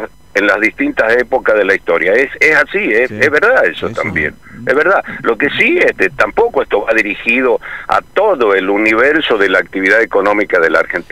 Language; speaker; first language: Spanish; native; Spanish